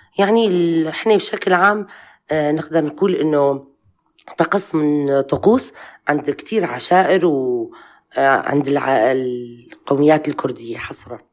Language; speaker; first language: Arabic; non-native, local second language; Kurdish